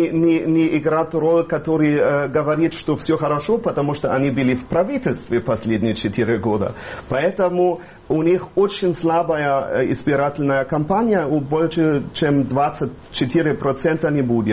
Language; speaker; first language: Russian; non-native, fluent; German